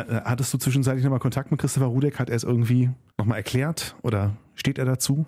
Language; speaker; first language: German; native; German